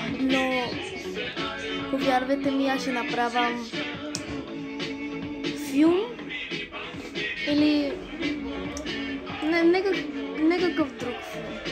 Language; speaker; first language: Bulgarian; early bilingual, heritage; Bulgarian